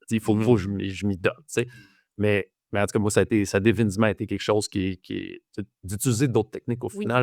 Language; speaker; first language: French; native; French